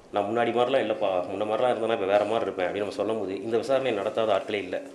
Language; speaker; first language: Tamil; native; Tamil